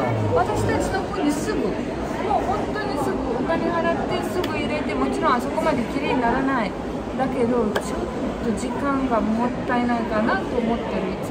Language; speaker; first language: Japanese; non-native, fluent; Romanian